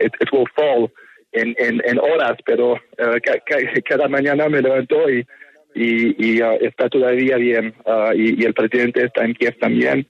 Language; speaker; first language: Spanish; non-native, fluent; French